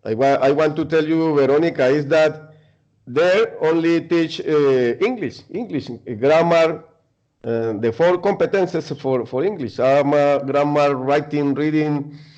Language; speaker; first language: English; non-native, learner; Spanish